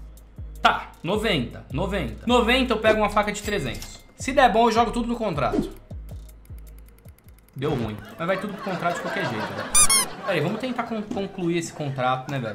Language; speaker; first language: Portuguese; native; Portuguese